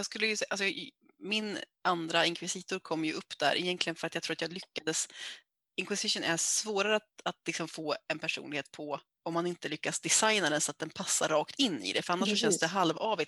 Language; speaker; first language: Swedish; native; Swedish